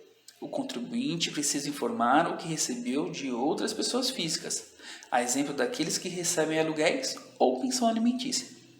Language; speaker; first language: Portuguese; native; Portuguese